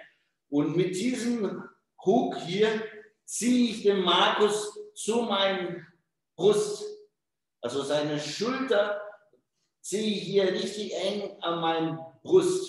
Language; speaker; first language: German; non-native, fluent; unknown